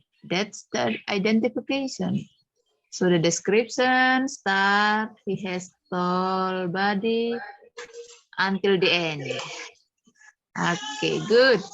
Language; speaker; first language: English; non-native, fluent; Indonesian